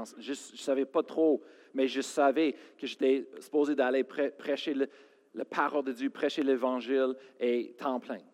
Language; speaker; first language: French; non-native, fluent; English